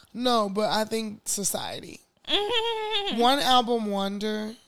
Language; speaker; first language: English; native; English